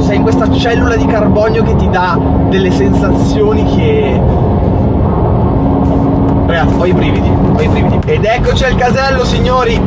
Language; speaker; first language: Italian; native; Italian